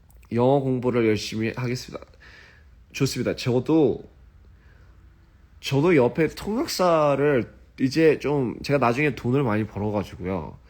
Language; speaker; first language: Korean; early bilingual, heritage; English